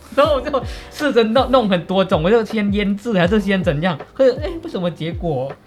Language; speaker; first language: Chinese; non-native, fluent; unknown